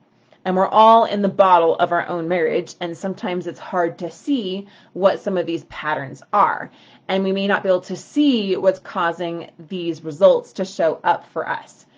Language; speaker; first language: English; native; English